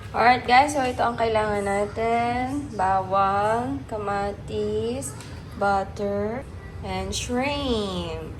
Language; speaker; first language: Filipino; non-native, local second language; Cebuano